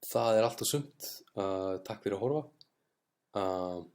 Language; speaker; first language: Icelandic; non-native, fluent; English